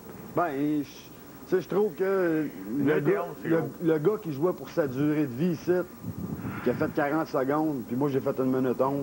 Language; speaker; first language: French; native; French